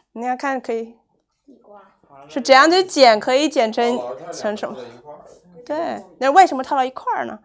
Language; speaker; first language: Chinese; non-native, fluent; English